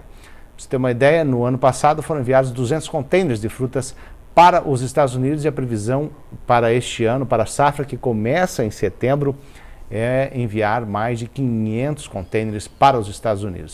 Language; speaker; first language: Portuguese; native; Portuguese